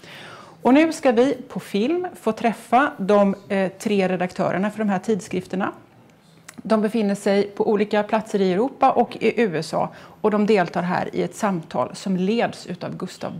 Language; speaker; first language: Swedish; native; Swedish